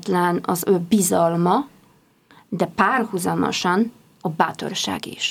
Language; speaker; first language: Hungarian; non-native, fluent; Polish